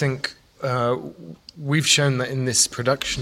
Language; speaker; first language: English; native; English